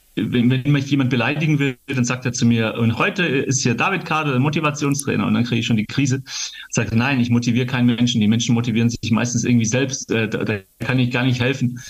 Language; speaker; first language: German; native; German